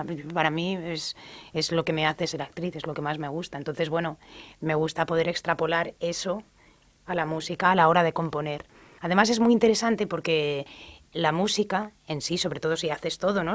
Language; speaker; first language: Spanish; native; Spanish